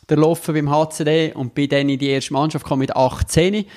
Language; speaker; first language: German; native; German